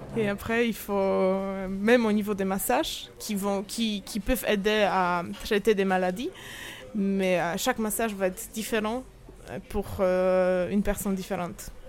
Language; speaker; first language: French; non-native, fluent; Polish